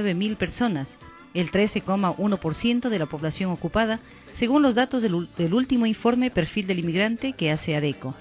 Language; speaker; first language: Spanish; native; Spanish